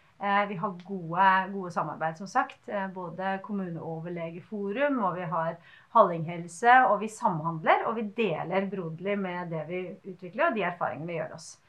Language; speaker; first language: Norwegian; native; Norwegian